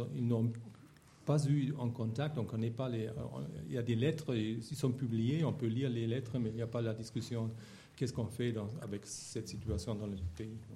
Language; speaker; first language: French; non-native, fluent; German